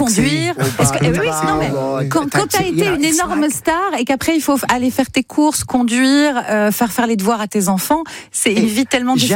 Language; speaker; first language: French; native; French